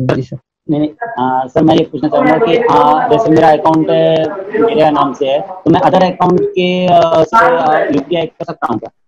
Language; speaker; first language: Hindi; non-native, local second language; Marathi